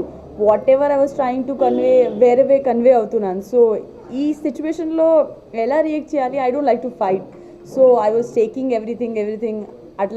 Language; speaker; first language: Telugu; non-native, learner; Gujarati